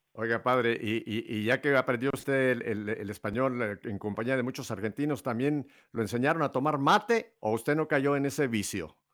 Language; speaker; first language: Spanish; native; Spanish